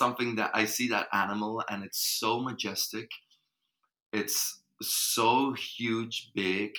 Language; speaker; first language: English; non-native, fluent; Dutch